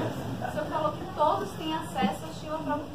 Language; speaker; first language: Portuguese; native; Portuguese